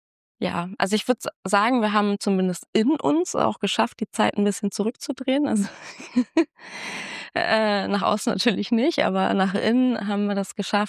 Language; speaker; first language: German; native; German